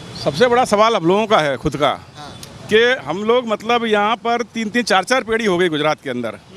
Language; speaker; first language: Hindi; native; Hindi